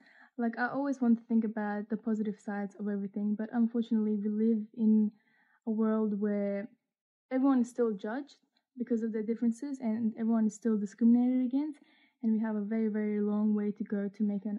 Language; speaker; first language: English; early bilingual, other home language; Persian